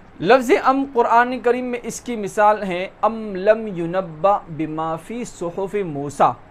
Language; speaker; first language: Urdu; non-native, local second language; Pashto